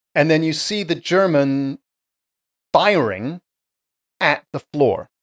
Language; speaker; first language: English; native; English